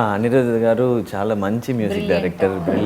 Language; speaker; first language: Telugu; non-native, learner; Tamil